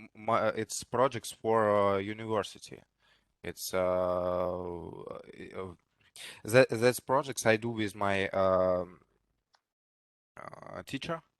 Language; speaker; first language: English; non-native, learner; Russian